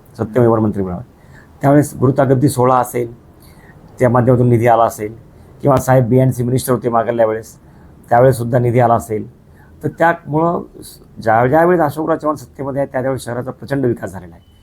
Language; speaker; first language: Marathi; native; Marathi